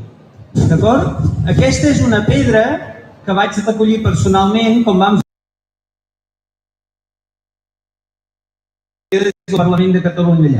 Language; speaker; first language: Catalan; native; Catalan